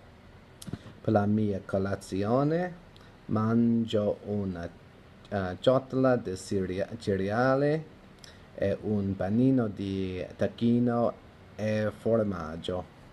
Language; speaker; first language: Italian; non-native, learner; English